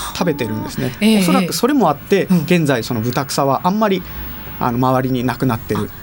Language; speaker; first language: Japanese; native; Japanese